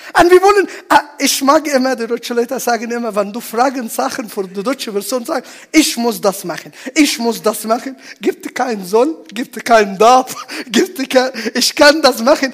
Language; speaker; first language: German; non-native, learner; Arabic